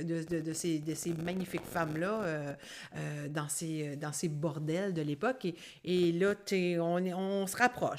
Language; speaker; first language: French; native; French